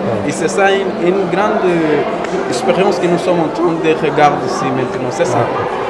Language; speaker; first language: French; non-native, fluent; Portuguese